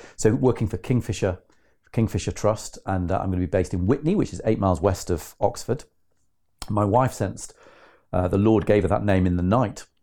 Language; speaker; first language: English; native; English